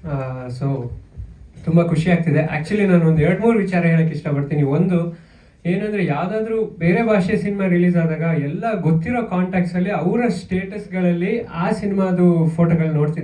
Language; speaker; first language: Kannada; native; Kannada